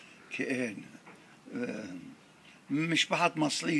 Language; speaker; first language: Hebrew; non-native, fluent; Arabic